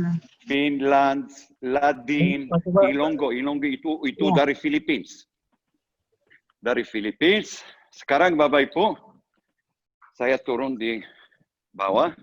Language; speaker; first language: Indonesian; non-native, learner; Hebrew